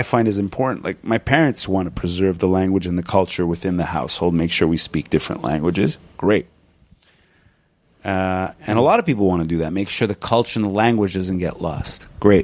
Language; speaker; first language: English; non-native, fluent; Punjabi